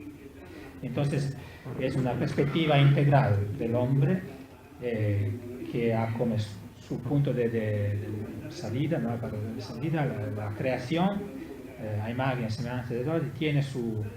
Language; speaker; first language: Spanish; non-native, fluent; Italian